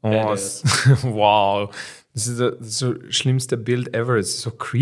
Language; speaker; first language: German; non-native, fluent; Serbian